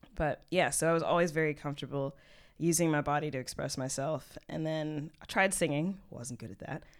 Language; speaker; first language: English; native; English